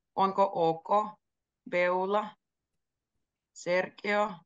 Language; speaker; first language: Finnish; native; Finnish